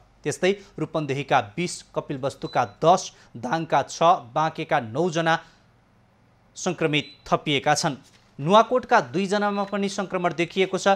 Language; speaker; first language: Nepali; native; Nepali